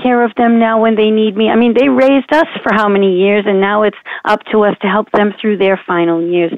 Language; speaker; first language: English; native; English